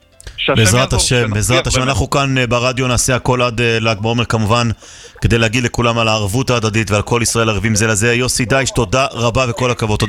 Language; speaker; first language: Hebrew; native; Hebrew